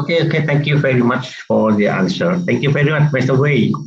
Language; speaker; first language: English; non-native, fluent; Indonesian